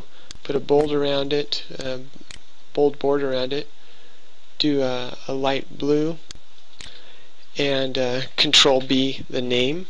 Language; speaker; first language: English; native; English